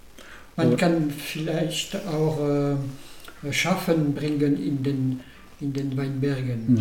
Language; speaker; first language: German; non-native, learner; French